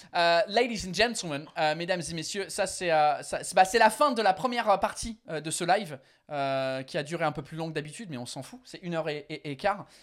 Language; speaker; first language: French; non-native, fluent; English